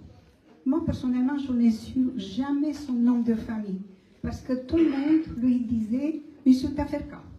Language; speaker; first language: French; non-native, fluent; Romanian